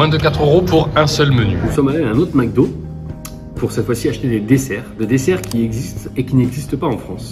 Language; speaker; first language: French; native; French